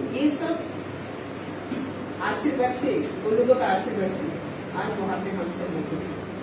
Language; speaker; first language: Hindi; non-native, local second language; Kok Borok